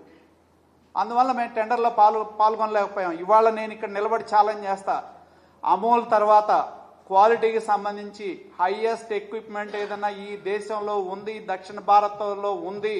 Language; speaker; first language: Telugu; native; Telugu